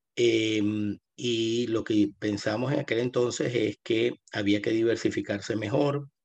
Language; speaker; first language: Spanish; native; Spanish